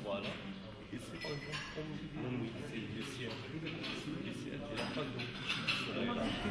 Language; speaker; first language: French; non-native, local second language; Arabic